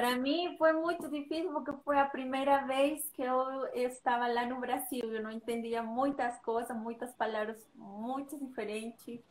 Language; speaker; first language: Portuguese; non-native, learner; Spanish